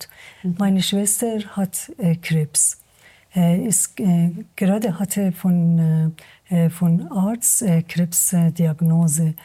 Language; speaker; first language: German; non-native, learner; Persian